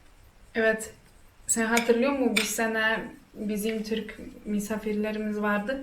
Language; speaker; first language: Turkish; non-native, fluent; Polish